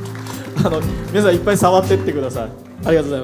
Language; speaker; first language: Japanese; native; Japanese